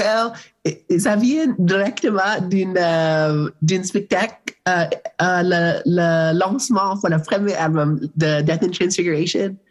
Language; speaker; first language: French; non-native, learner; English